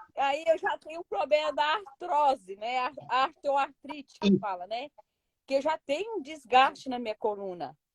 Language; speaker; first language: Portuguese; native; Portuguese